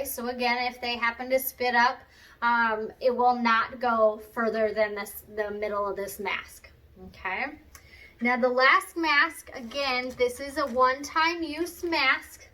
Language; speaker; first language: English; native; English